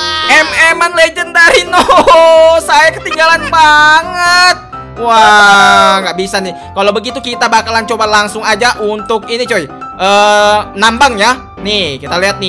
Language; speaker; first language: Indonesian; native; Indonesian